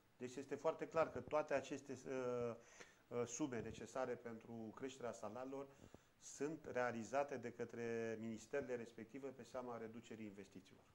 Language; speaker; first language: Romanian; native; Romanian